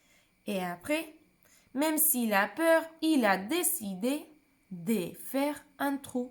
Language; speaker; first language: French; non-native, fluent; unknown